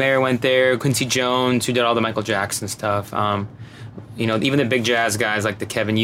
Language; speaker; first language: English; native; English